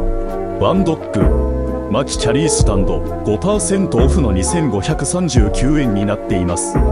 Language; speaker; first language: Japanese; native; Japanese